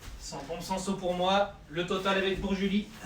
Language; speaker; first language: French; native; French